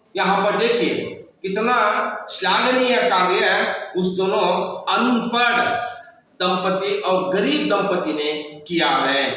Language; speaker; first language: Hindi; non-native, local second language; Kannada